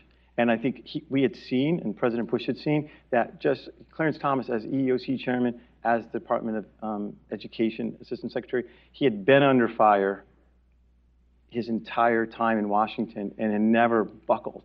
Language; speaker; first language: English; native; English